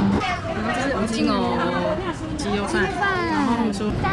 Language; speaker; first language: Chinese; non-native, fluent; Korean